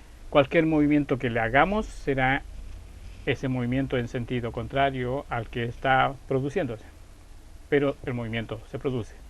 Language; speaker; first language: Spanish; native; Spanish